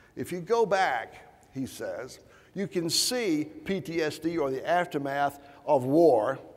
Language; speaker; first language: English; native; English